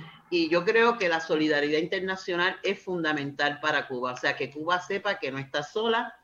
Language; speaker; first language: Spanish; native; Spanish